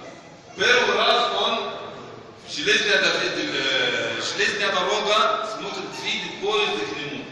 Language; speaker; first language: Russian; non-native, fluent; Arabic